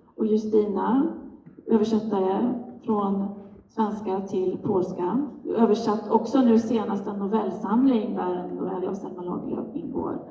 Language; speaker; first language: Swedish; native; Swedish